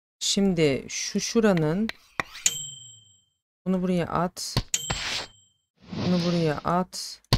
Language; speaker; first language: Turkish; native; Turkish